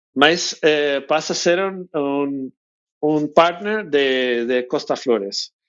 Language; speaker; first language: Portuguese; non-native, learner; English